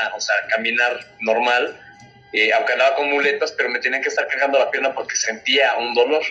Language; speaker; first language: Spanish; native; Spanish